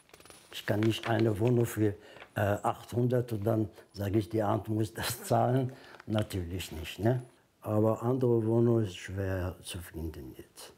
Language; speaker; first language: German; non-native, learner; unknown